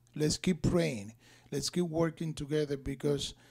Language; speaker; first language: English; non-native, fluent; Spanish